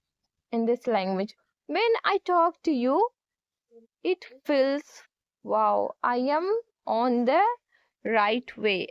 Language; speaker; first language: English; non-native, learner; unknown